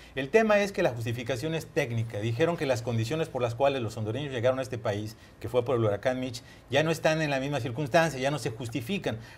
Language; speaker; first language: Spanish; native; Spanish